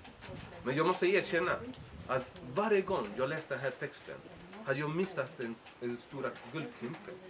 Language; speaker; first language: Swedish; non-native, fluent; Spanish